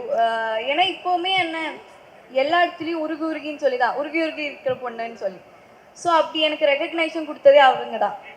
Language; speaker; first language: Tamil; non-native, fluent; Malayalam